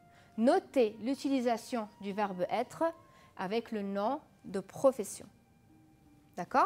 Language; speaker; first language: French; non-native, fluent; Arabic